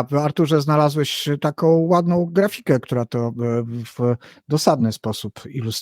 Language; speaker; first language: Polish; native; Polish